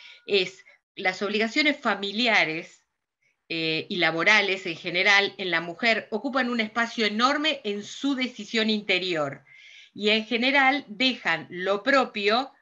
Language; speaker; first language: Spanish; native; Spanish